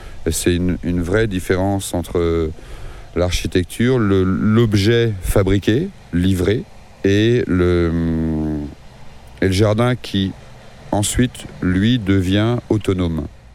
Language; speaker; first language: French; native; French